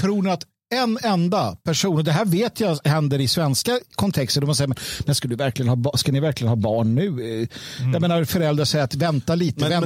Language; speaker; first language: Swedish; native; Swedish